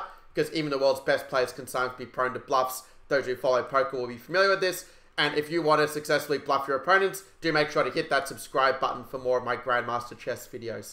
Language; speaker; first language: English; native; English